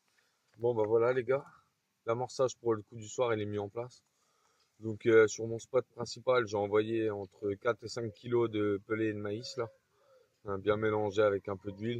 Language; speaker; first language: French; native; French